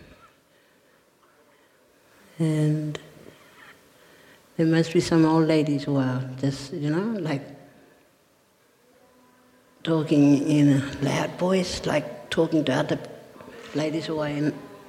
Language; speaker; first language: English; native; English